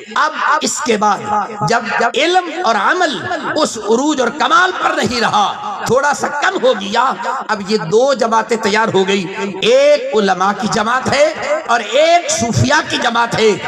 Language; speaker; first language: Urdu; non-native, local second language; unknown